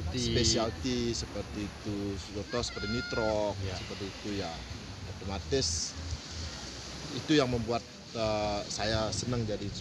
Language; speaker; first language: Indonesian; non-native, local second language; Balinese